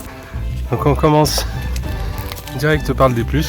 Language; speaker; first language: French; native; French